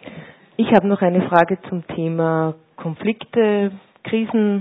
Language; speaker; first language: German; native; German